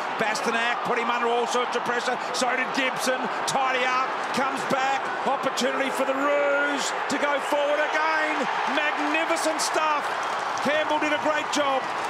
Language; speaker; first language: English; native; English